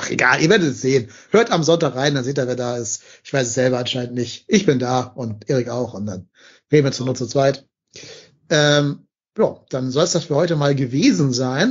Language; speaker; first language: German; native; German